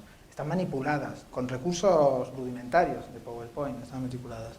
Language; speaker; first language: Spanish; native; Spanish